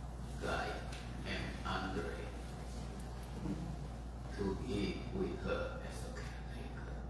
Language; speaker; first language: English; non-native, fluent; Indonesian